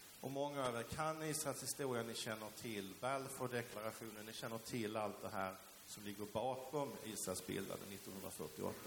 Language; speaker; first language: Swedish; early bilingual, other home language; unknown